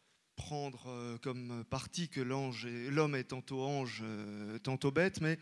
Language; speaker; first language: French; native; French